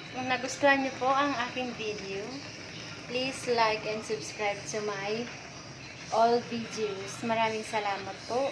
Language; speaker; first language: Filipino; non-native, local second language; Bikol